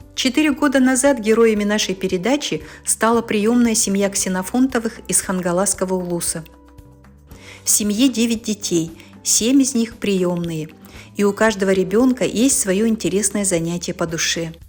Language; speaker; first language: Russian; native; Russian